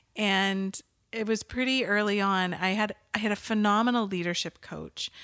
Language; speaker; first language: English; native; English